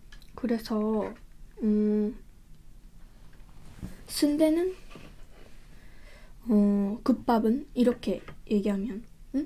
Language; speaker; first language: Korean; early bilingual, heritage; Korean